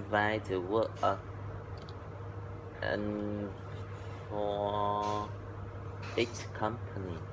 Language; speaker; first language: English; non-native, learner; Vietnamese